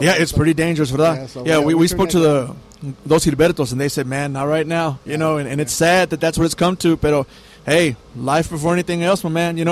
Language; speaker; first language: English; early bilingual, other home language; Spanish